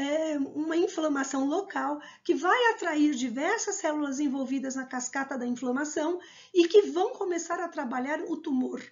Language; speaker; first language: Portuguese; native; Portuguese